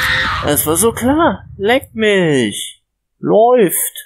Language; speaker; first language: German; native; German